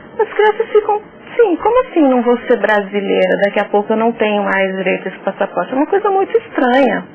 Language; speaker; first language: Portuguese; native; Portuguese